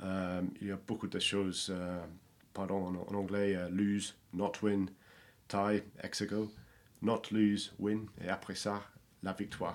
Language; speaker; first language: French; non-native, fluent; English